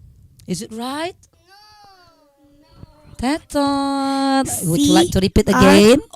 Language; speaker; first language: English; non-native, learner; Indonesian